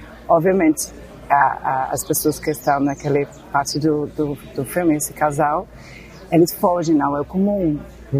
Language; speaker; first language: Portuguese; non-native, fluent; English